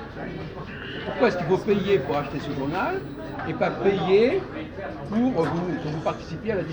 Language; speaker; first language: French; native; French